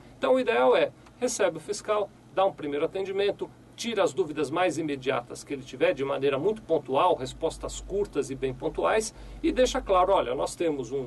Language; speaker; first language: Portuguese; native; Portuguese